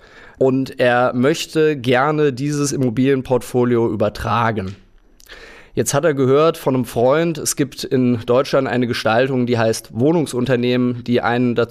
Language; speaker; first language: German; native; German